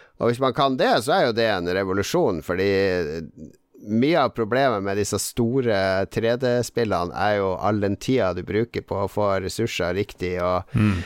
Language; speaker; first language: Norwegian; native; Norwegian